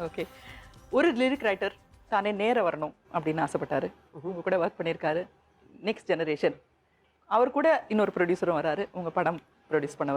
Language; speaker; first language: Tamil; native; Tamil